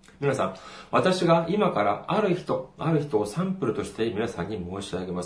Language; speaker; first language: Japanese; non-native, fluent; Korean